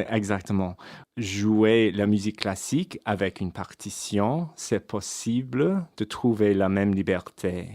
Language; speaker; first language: French; non-native, fluent; English